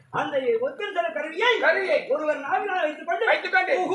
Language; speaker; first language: Tamil; native; Tamil